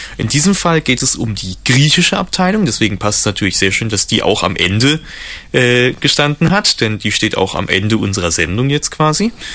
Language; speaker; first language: German; native; German